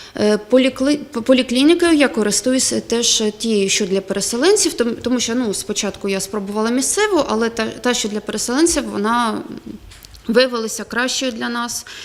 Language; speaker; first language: Ukrainian; non-native, local second language; Russian